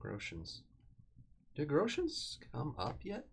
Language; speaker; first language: English; native; English